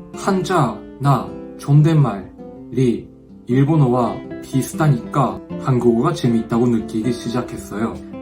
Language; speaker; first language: Korean; non-native, fluent; Japanese